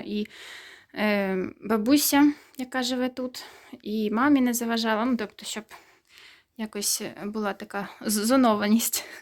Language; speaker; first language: Ukrainian; native; Ukrainian